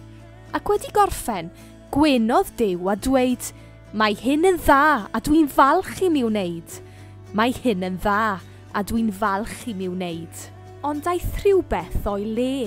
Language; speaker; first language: Welsh; native; Welsh